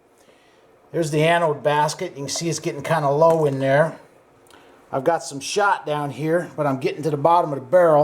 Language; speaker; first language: English; native; English